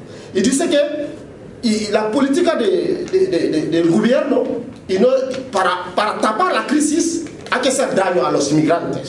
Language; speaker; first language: Spanish; non-native, learner; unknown